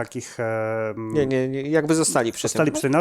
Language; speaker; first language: Polish; native; Polish